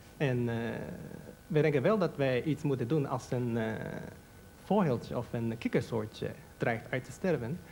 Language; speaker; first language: Dutch; non-native, fluent; Japanese